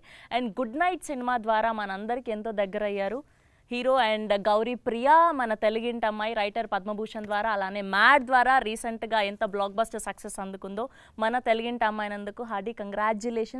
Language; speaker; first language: Telugu; native; Telugu